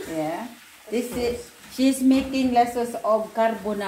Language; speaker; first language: English; non-native, learner; Filipino